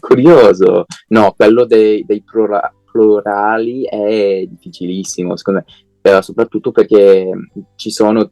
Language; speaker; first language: Italian; non-native, fluent; English